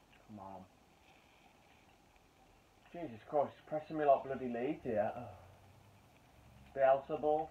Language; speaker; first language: English; native; English